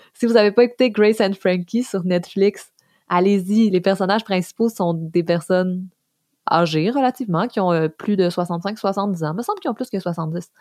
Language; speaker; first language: French; native; French